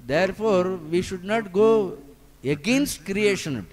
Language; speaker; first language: English; non-native, local second language; Tamil